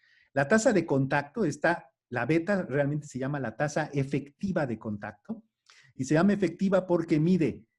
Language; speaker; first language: Spanish; native; Spanish